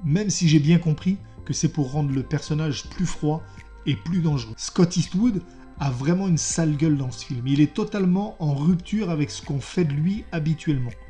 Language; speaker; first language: French; native; French